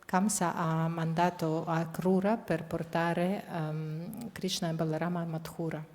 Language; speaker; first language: Italian; non-native, fluent; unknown